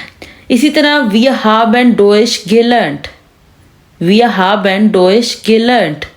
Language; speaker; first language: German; non-native, fluent; Urdu